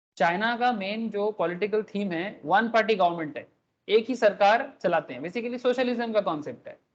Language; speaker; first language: Hindi; non-native, local second language; Bangla